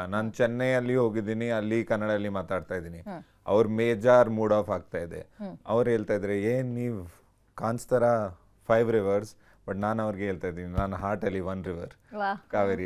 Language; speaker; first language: Kannada; non-native, learner; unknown